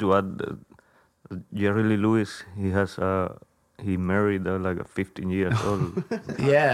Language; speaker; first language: English; non-native, fluent; Spanish